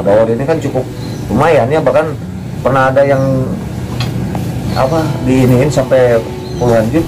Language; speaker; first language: Indonesian; native; Indonesian